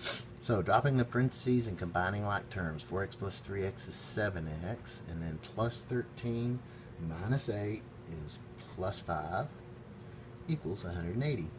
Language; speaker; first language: English; native; English